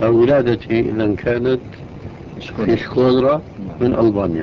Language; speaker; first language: Arabic; native; Arabic